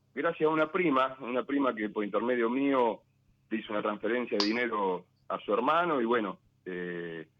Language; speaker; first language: Spanish; native; Spanish